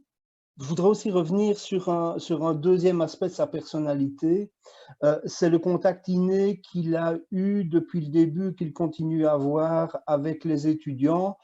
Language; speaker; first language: French; native; French